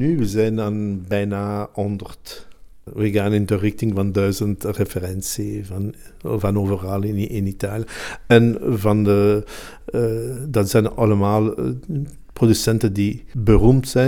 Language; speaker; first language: Dutch; non-native, local second language; Italian